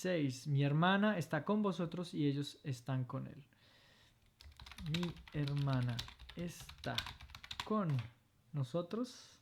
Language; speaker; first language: Spanish; non-native, fluent; French